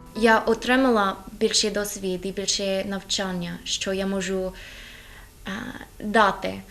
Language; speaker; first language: Ukrainian; non-native, learner; English